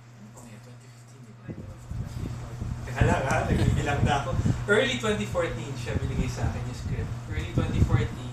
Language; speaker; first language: Filipino; native; Filipino